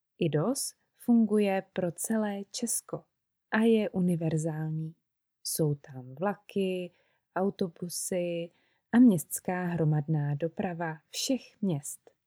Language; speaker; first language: Czech; native; Czech